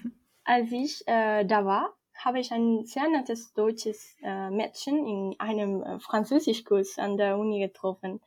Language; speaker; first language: German; non-native, fluent; Spanish